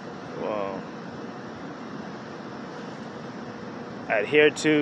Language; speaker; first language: English; native; English